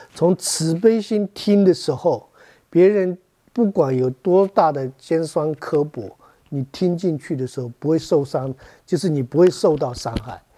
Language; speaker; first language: Chinese; non-native, fluent; Tibetan